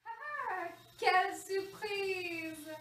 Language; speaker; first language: French; non-native, learner; English